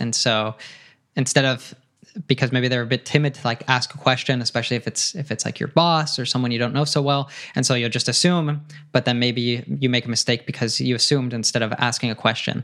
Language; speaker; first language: English; native; English